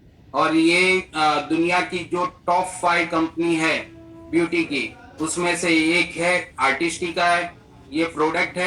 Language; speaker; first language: Hindi; native; Hindi